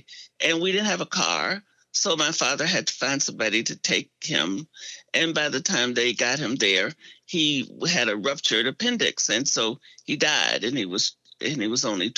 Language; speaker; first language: English; native; English